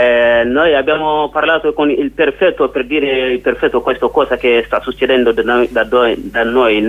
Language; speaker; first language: Italian; non-native, learner; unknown